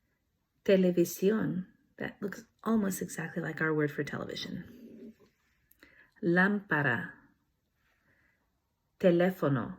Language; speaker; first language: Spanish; non-native, fluent; English